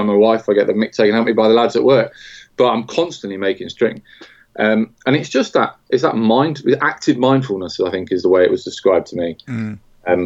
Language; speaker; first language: English; native; English